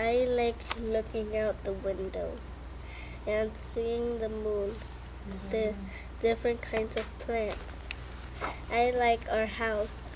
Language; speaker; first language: English; early bilingual, other home language; Spanish